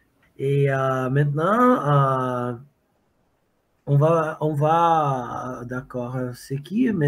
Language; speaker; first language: French; non-native, fluent; Portuguese